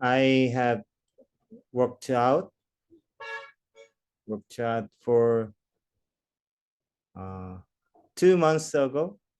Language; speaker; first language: English; non-native, learner; Korean